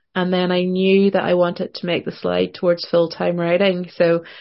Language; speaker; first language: English; native; English